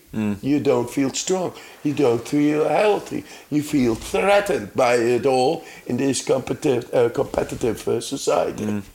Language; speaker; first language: English; non-native, fluent; Dutch